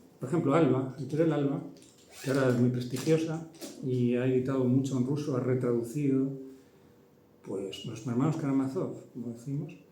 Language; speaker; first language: Spanish; early bilingual, heritage; Spanish